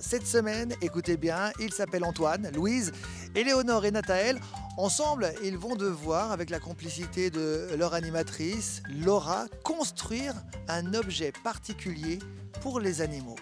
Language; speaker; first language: French; native; French